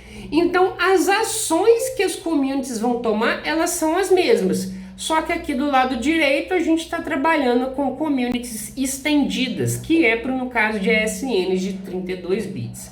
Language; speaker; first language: Portuguese; native; Portuguese